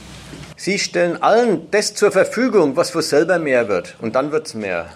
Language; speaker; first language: German; native; German